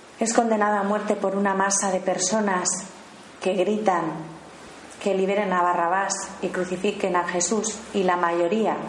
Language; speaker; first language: Spanish; native; Spanish